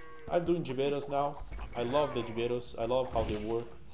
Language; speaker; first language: English; non-native, fluent; Portuguese